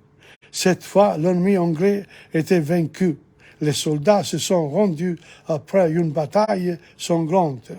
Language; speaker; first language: French; non-native, fluent; English